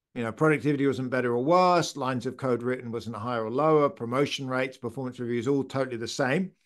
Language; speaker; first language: English; native; English